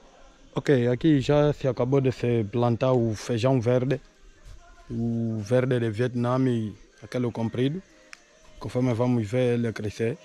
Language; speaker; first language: Portuguese; non-native, fluent; Vietnamese